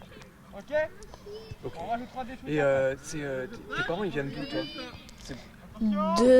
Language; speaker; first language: French; native; French